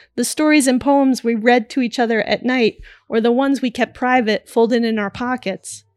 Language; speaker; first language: English; native; English